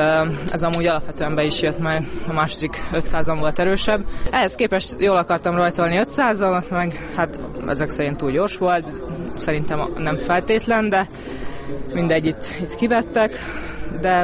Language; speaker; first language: Hungarian; native; Hungarian